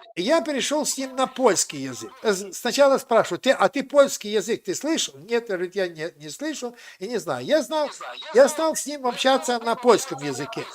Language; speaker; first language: Russian; non-native, local second language; Ukrainian